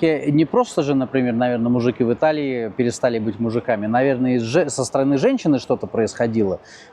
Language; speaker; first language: Russian; native; Russian